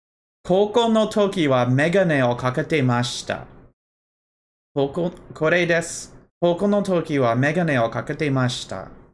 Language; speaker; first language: Japanese; non-native, fluent; English